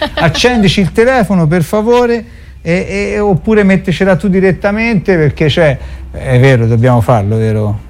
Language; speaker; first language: Italian; native; Italian